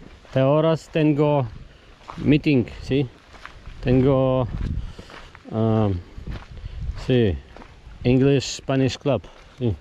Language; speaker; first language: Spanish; non-native, learner; Polish